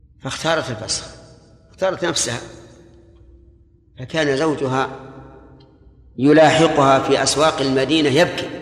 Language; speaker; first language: Arabic; native; Arabic